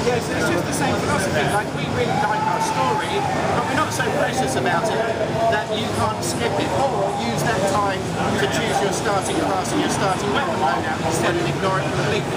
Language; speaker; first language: English; native; English